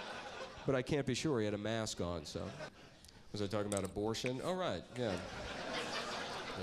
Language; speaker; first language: English; native; English